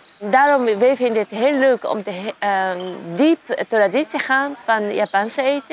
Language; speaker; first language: Dutch; non-native, learner; Japanese